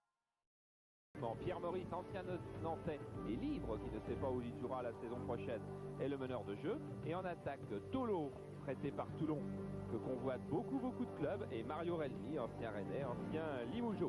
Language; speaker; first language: French; native; French